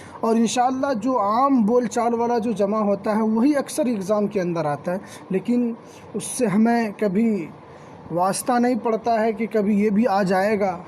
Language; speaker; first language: Urdu; native; Urdu